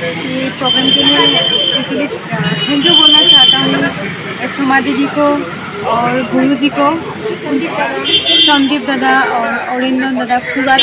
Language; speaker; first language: Hindi; non-native, local second language; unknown